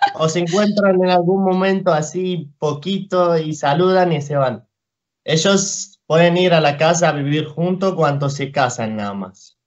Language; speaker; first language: Spanish; non-native, fluent; Arabic